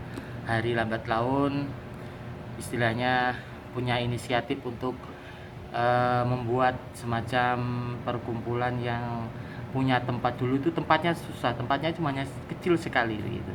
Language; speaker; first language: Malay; non-native, local second language; Javanese